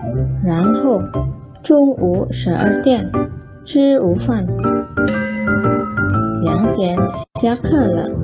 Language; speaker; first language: Chinese; non-native, learner; Indonesian